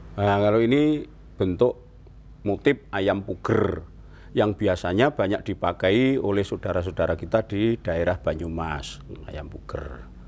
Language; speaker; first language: Indonesian; non-native, local second language; Javanese